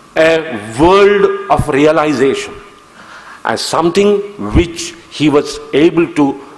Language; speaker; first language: English; non-native, local second language; Kannada